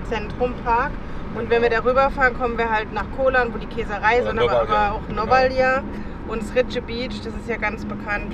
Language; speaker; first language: German; native; German